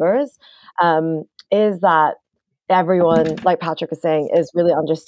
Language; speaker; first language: English; non-native, local second language; Cantonese